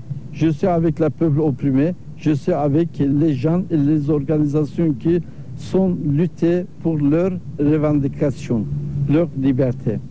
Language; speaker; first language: French; non-native, learner; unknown